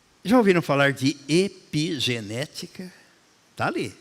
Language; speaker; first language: Portuguese; native; Portuguese